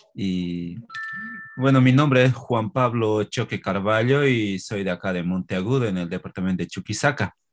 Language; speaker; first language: Spanish; native; Spanish